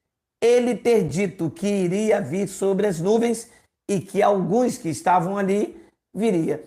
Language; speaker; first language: Portuguese; native; Portuguese